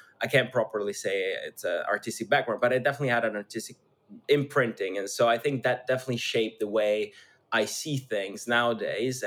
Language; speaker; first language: English; non-native, fluent; Italian